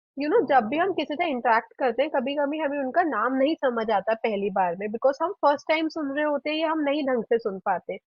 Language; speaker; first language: Hindi; native; Hindi